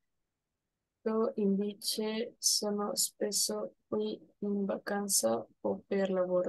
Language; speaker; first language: Italian; non-native, learner; Spanish